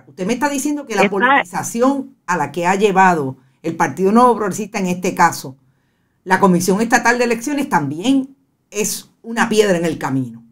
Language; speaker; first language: Spanish; native; Spanish